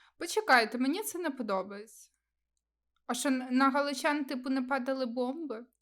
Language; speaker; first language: Ukrainian; non-native, local second language; Russian